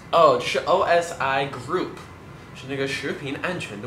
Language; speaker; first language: Chinese; non-native, fluent; English